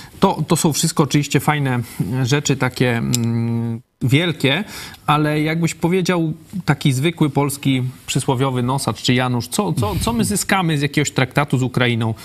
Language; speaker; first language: Polish; native; Polish